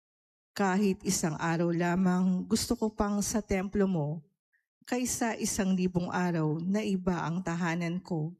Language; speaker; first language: Filipino; native; Filipino